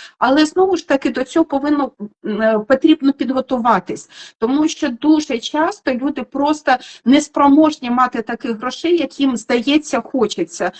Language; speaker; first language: Ukrainian; non-native, local second language; Russian